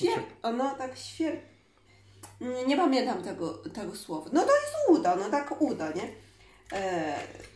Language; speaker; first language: Polish; non-native, learner; Chinese